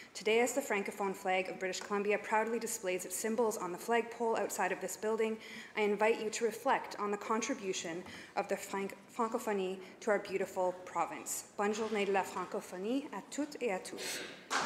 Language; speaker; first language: English; native; English